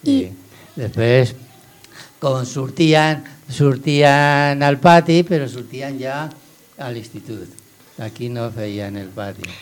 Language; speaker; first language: Catalan; non-native, local second language; Spanish